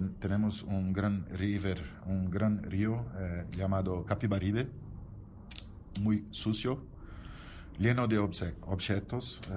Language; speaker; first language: Spanish; non-native, learner; Portuguese